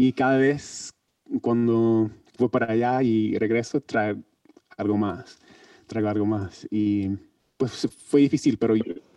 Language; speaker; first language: Spanish; non-native, learner; English